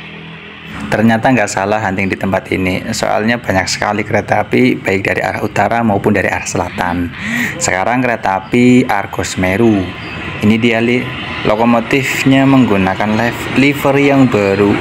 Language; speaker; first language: Indonesian; native; Indonesian